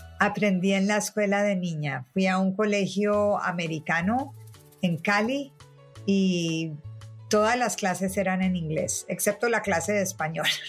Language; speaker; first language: Spanish; native; Spanish